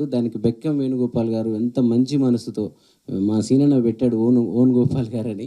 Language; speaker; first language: Telugu; native; Telugu